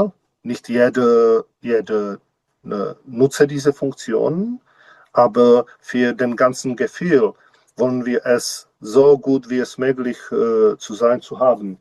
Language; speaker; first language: German; non-native, learner; Czech